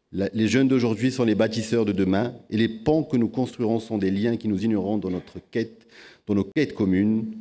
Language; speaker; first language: French; non-native, local second language; Arabic